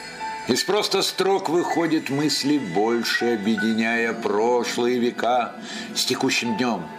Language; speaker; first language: Russian; native; Russian